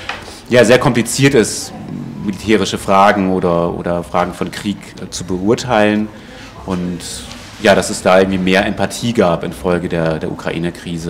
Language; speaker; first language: German; native; German